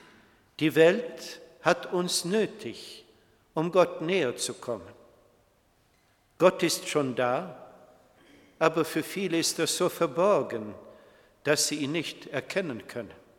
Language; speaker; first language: German; non-native, fluent; Swedish